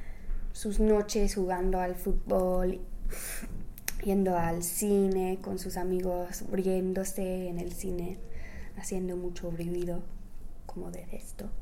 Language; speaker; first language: Spanish; non-native, fluent; English